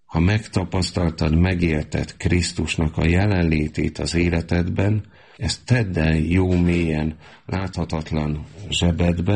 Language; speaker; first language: Hungarian; native; Hungarian